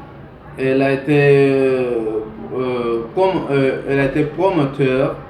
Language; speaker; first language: French; non-native, learner; Spanish